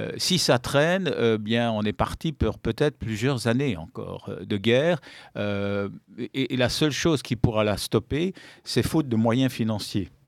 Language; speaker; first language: French; native; French